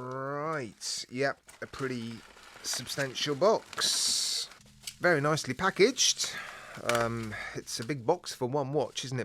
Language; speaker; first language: English; native; English